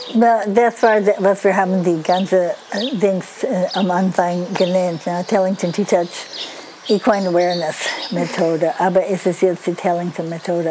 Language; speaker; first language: German; non-native, fluent; English